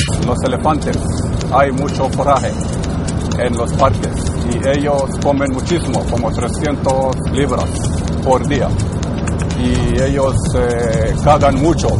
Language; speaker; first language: Spanish; non-native, fluent; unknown